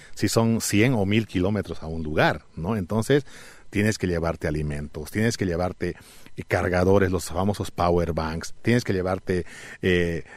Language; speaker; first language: Spanish; native; Spanish